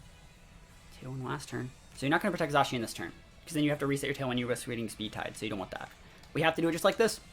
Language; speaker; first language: English; native; English